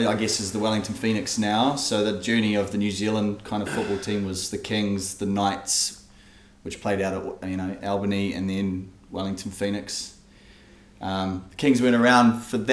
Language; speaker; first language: English; native; English